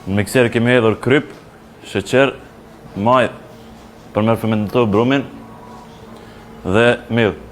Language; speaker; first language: Albanian; native; Albanian